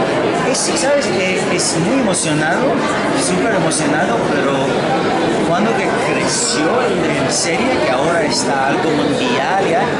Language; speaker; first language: Spanish; non-native, fluent; Hebrew